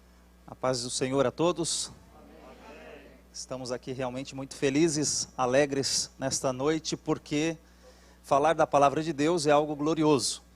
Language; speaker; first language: Portuguese; native; Portuguese